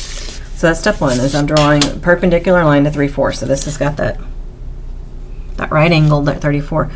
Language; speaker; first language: English; native; English